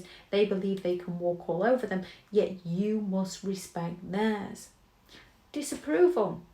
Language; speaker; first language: English; native; English